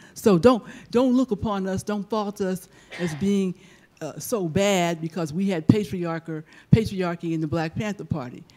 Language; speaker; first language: English; native; English